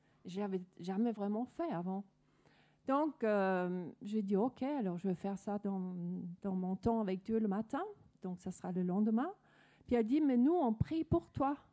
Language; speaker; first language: French; non-native, fluent; Danish